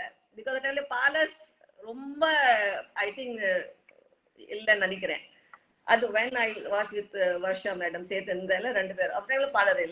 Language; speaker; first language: Tamil; non-native, local second language; Hindi